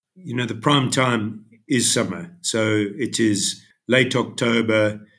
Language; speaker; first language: English; native; English